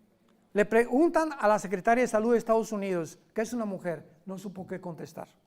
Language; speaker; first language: Spanish; native; Spanish